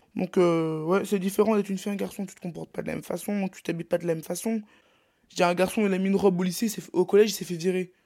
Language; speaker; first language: French; native; French